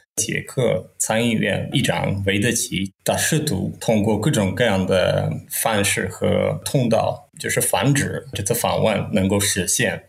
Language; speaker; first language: Chinese; non-native, fluent; Czech